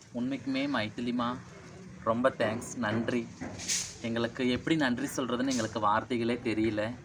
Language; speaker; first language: Tamil; native; Tamil